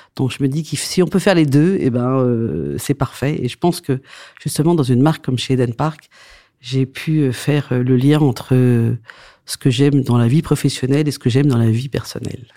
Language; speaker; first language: French; native; French